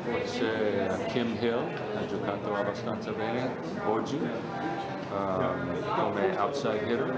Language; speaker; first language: Italian; non-native, fluent; English